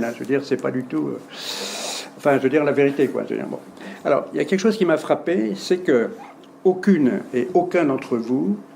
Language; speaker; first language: French; native; French